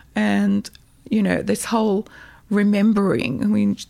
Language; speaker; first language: English; native; English